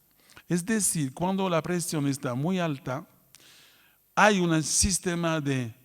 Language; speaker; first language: Spanish; non-native, fluent; French